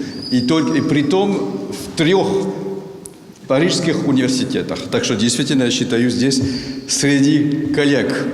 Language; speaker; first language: Russian; non-native, fluent; French